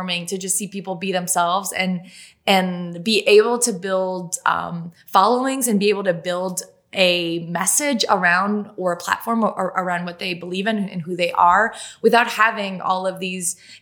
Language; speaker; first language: English; non-native, fluent; French